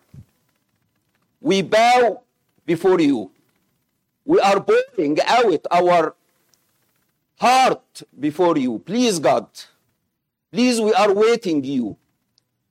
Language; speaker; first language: English; non-native, fluent; Arabic